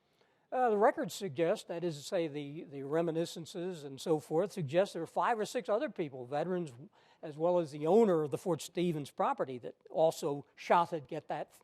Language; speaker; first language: English; native; English